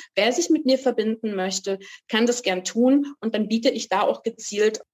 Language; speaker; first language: German; native; German